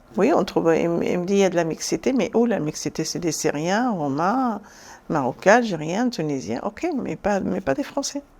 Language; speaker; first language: French; non-native, local second language; Arabic